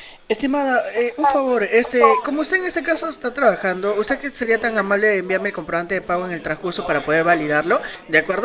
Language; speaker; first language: Spanish; native; Spanish